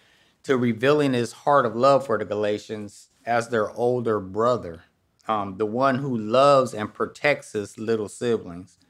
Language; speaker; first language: English; native; English